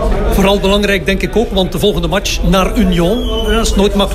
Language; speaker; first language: Dutch; native; Dutch